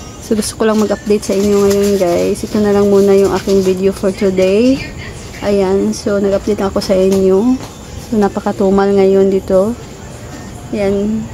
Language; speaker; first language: Filipino; non-native, local second language; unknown